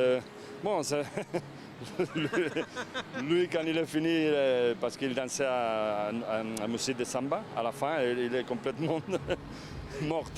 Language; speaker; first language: French; non-native, learner; Spanish